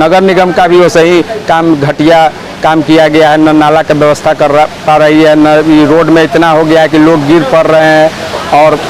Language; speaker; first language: Hindi; native; Hindi